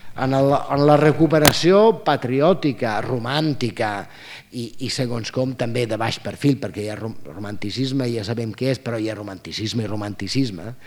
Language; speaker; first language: Catalan; non-native, fluent; Italian